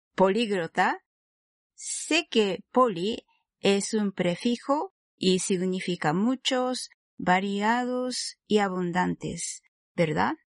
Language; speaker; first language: Spanish; non-native, fluent; Japanese